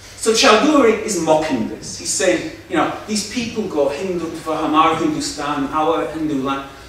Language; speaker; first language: English; native; English